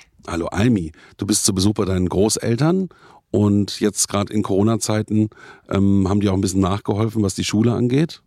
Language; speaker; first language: German; native; German